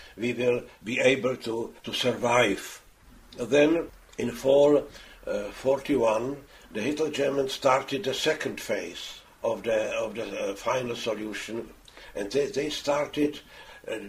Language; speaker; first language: English; non-native, fluent; Czech